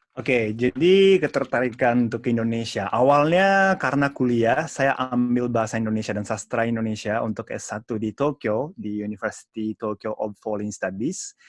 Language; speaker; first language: Indonesian; non-native, fluent; Japanese